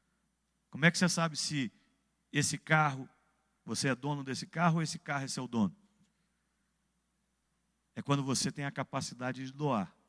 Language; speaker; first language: Portuguese; native; Portuguese